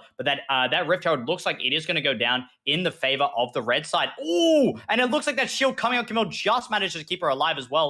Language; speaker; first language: English; native; English